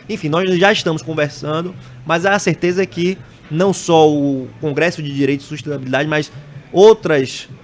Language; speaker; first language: Portuguese; native; Portuguese